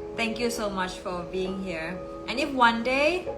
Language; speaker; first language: English; non-native, fluent; Thai